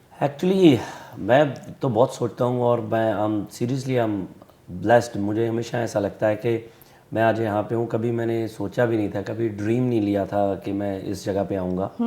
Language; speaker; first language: Hindi; non-native, local second language; Punjabi